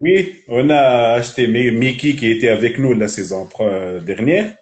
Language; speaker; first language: French; non-native, local second language; Arabic